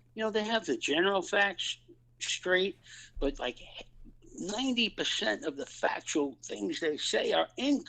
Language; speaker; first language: English; native; English